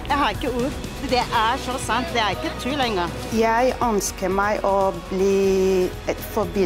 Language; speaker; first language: Norwegian; non-native, fluent; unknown